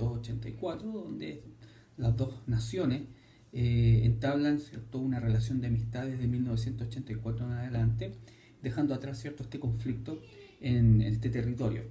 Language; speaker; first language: Spanish; native; Spanish